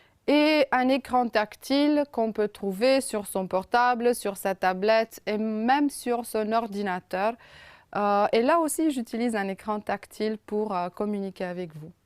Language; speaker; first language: French; non-native, fluent; Romanian